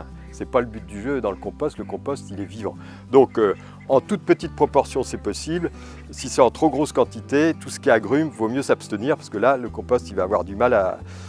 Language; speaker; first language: French; native; French